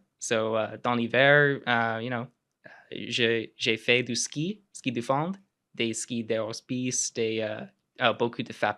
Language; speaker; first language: French; non-native, local second language; English